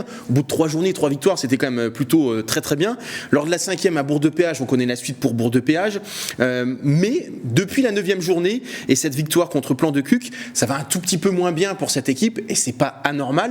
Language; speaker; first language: French; native; French